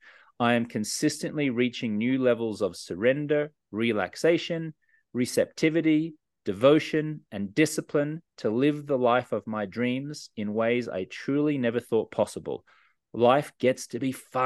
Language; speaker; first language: English; native; English